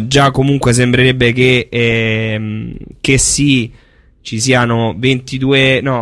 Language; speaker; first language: Italian; native; Italian